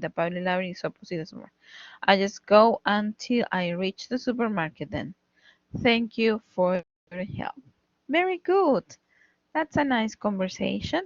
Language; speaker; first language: English; non-native, fluent; Spanish